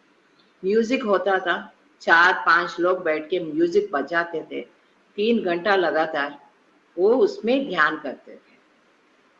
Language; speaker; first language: Hindi; non-native, local second language; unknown